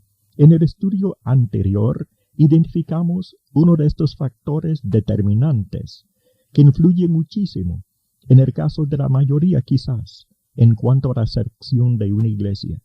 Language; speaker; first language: Spanish; native; Spanish